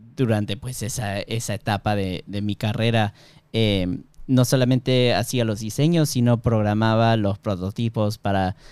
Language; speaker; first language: Spanish; early bilingual, heritage; Spanish